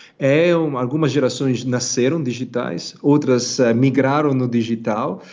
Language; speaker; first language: Portuguese; non-native, fluent; Italian